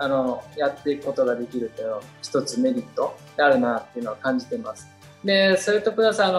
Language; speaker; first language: Japanese; native; Japanese